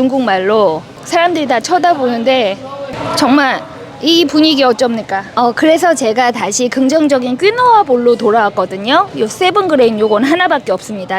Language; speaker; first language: Korean; native; Korean